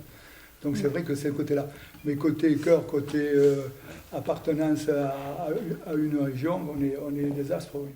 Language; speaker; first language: French; native; French